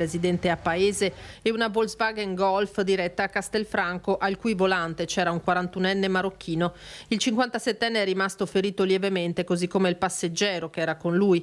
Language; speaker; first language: Italian; native; Italian